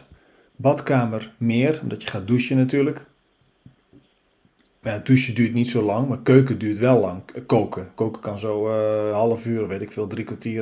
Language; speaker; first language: Dutch; native; Dutch